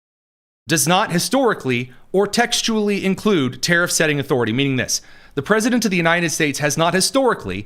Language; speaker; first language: English; native; English